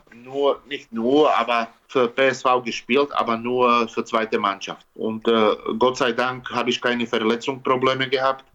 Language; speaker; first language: German; non-native, learner; Slovak